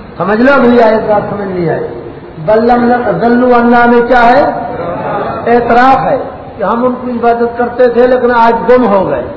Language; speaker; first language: Urdu; non-native, local second language; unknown